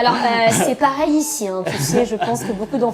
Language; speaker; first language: French; native; French